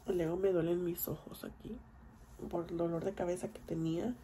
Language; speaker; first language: Spanish; early bilingual, heritage; Spanish